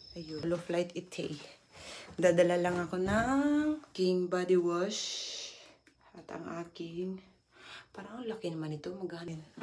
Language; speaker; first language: Filipino; native; Filipino